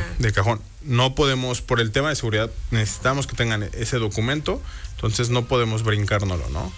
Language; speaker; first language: Spanish; native; Spanish